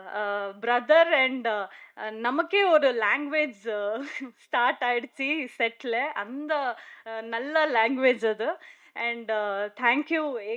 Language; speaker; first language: Tamil; non-native, learner; Kannada